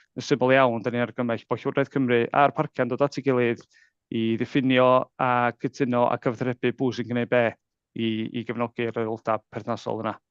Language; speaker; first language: Welsh; native; Welsh